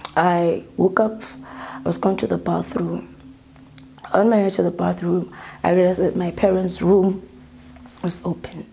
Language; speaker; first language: English; non-native, local second language; Southern Sotho